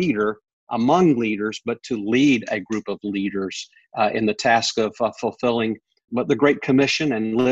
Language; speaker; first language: English; native; English